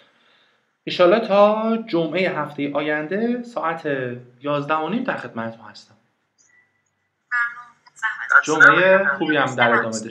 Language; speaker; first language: Persian; native; Persian